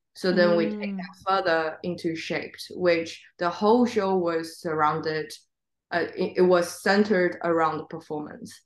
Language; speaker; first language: English; non-native, fluent; Chinese